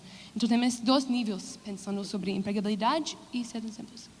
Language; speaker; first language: Portuguese; non-native, fluent; English